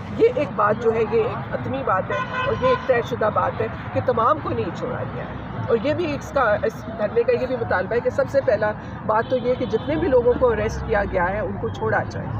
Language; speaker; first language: Urdu; non-native, local second language; Punjabi